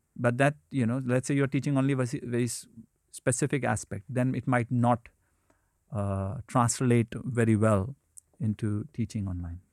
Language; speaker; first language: English; non-native, local second language; Hindi